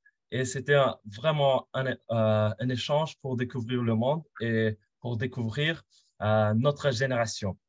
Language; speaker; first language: French; non-native, fluent; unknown